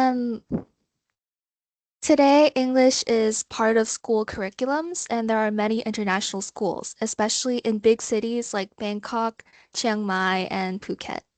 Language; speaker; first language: English; non-native, fluent; Thai